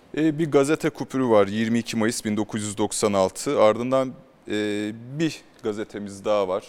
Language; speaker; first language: Turkish; native; Turkish